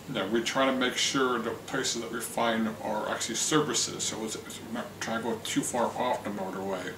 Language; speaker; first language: English; native; English